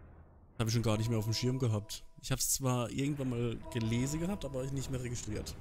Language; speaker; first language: German; native; German